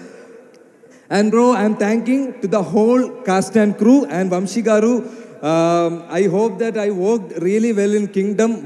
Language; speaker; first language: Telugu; non-native, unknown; Malayalam